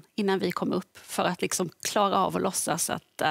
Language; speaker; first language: Swedish; native; Swedish